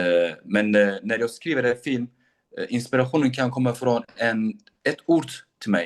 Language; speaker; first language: Swedish; non-native, local second language; Kurdish